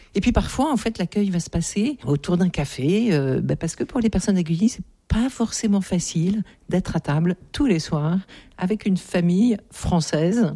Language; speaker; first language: French; native; French